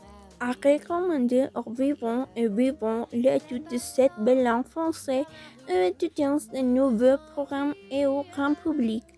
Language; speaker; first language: French; non-native, learner; Spanish